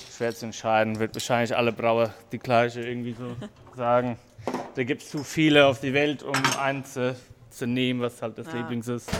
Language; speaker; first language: German; non-native, fluent; English